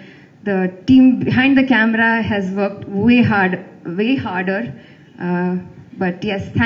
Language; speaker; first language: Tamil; non-native, learner; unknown